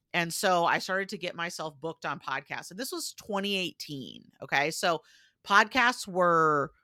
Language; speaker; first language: English; native; English